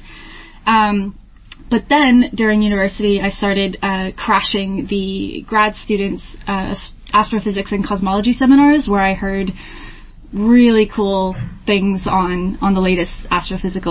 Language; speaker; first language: English; native; English